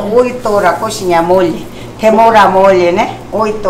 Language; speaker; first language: Portuguese; non-native, local second language; Korean